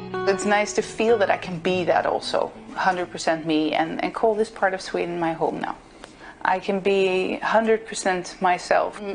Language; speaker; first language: English; non-native, fluent; Dutch